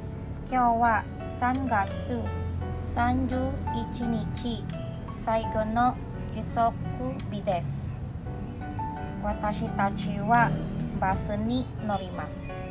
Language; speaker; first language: Japanese; non-native, learner; Filipino